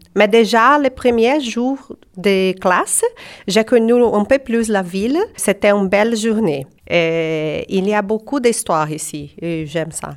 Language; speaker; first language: French; non-native, learner; Portuguese